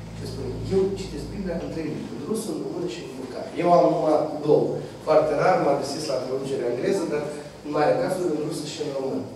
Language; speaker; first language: Romanian; non-native, fluent; Russian